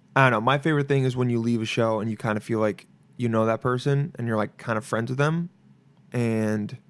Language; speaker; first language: English; native; English